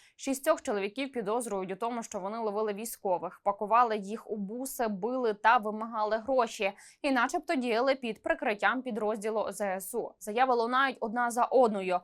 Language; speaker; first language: Ukrainian; native; Ukrainian